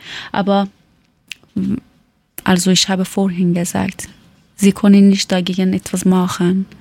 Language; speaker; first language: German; non-native, learner; Persian